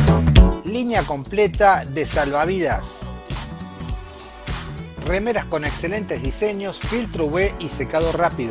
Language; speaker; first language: Spanish; native; Spanish